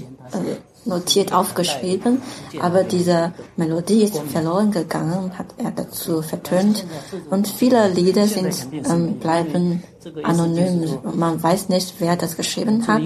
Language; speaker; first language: German; non-native, fluent; Chinese